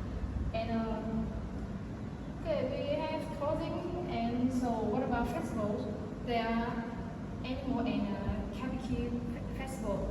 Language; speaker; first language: English; non-native, learner; Vietnamese